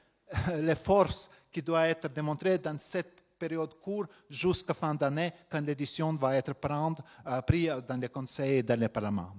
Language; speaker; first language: French; non-native, fluent; Latvian